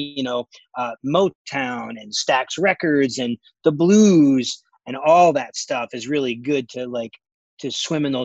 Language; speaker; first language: English; native; English